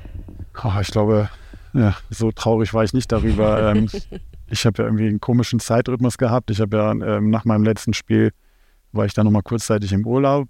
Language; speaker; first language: German; native; German